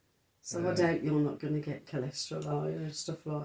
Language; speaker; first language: English; native; English